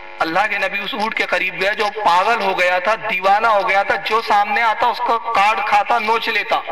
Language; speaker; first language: Urdu; native; Urdu